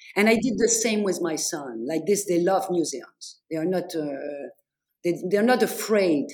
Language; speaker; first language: English; non-native, fluent; French